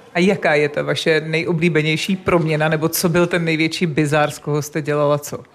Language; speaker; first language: Czech; native; Czech